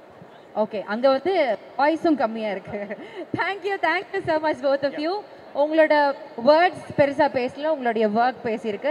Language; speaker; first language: Tamil; native; Tamil